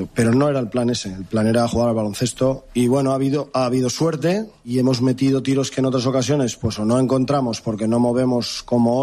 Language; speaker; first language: Spanish; native; Spanish